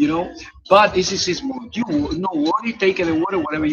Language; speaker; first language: English; non-native, learner; Spanish